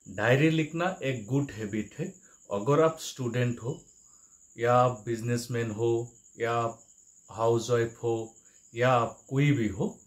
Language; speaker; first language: Hindi; non-native, local second language; Assamese